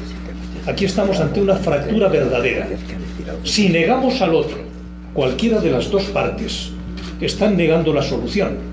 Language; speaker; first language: Spanish; native; Spanish